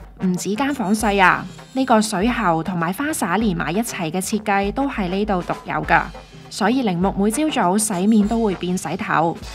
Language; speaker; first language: Cantonese; native; Cantonese